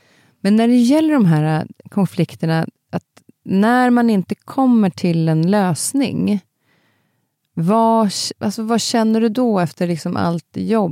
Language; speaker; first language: Swedish; native; Swedish